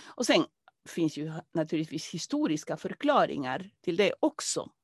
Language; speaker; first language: Swedish; non-native, fluent; Spanish